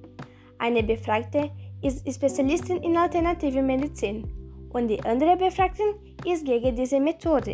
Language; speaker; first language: German; non-native, learner; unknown